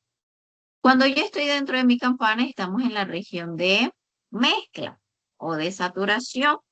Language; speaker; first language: Spanish; native; Spanish